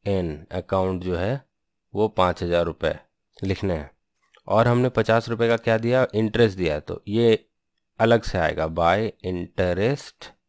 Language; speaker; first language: Hindi; non-native, local second language; Bangla